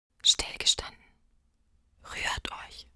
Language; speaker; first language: German; native; German